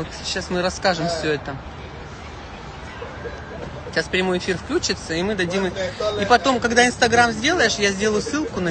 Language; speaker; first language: Russian; native; Russian